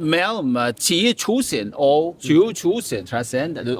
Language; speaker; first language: Danish; non-native, learner; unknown